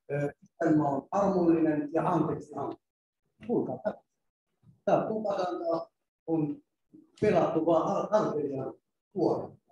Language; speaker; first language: Finnish; non-native, learner; Arabic